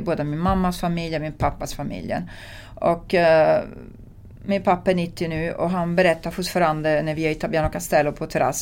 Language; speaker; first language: Swedish; non-native, fluent; Italian